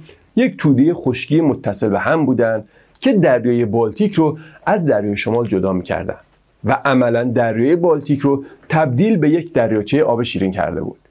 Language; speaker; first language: Persian; native; Persian